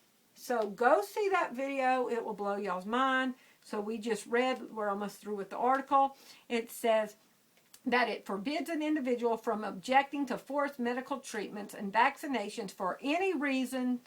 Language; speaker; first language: English; native; English